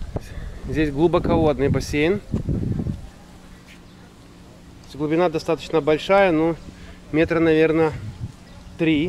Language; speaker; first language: Russian; native; Russian